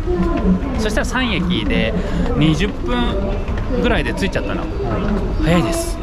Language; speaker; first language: Japanese; native; Japanese